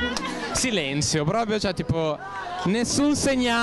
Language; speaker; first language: Italian; native; Italian